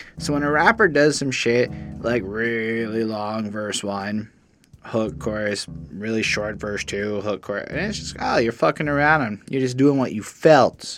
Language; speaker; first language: English; native; English